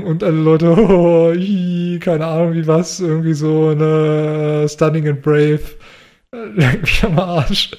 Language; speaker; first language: German; native; German